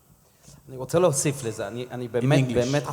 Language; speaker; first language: Hebrew; non-native, fluent; English